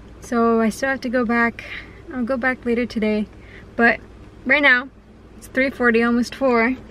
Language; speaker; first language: English; early bilingual, other home language; Spanish